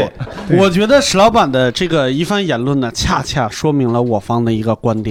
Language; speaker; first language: Chinese; native; Chinese